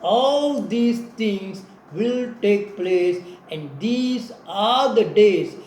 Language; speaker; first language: English; non-native, local second language; Tamil